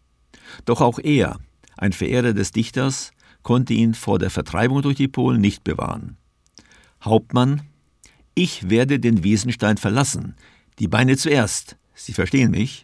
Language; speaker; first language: German; native; German